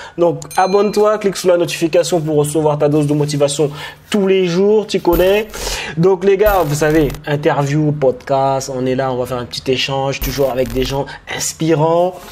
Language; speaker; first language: French; native; French